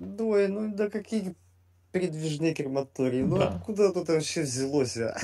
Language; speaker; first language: Russian; native; Russian